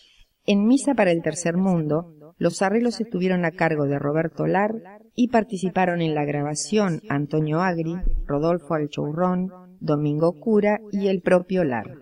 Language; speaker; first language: Spanish; native; Spanish